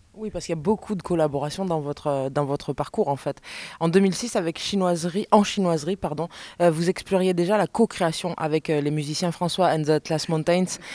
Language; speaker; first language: French; native; French